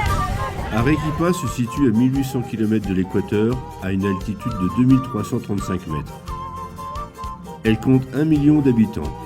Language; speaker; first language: French; native; French